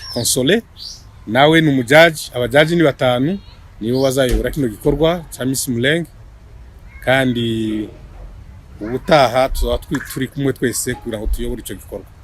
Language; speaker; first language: Kinyarwanda; native; Kinyarwanda